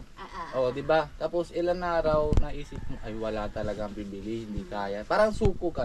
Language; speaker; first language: Filipino; non-native, fluent; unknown